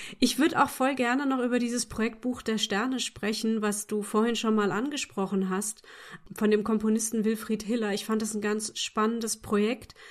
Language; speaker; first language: German; native; German